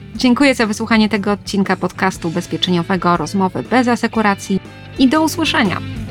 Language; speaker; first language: Polish; native; Polish